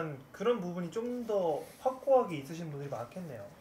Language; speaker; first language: Korean; native; Korean